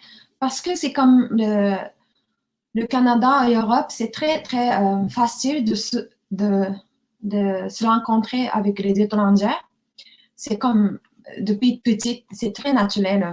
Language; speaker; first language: French; non-native, learner; Japanese